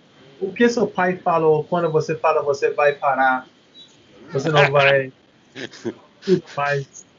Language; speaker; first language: Portuguese; non-native, learner; English